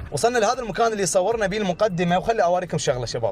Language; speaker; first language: Arabic; native; Arabic